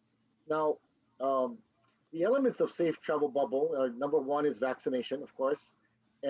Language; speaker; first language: English; native; English